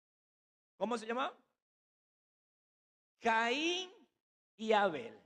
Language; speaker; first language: Spanish; native; Spanish